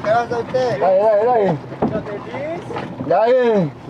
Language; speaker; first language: Spanish; native; Spanish